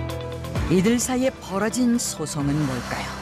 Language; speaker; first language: Korean; native; Korean